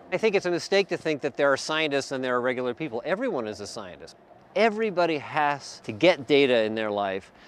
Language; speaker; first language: English; native; English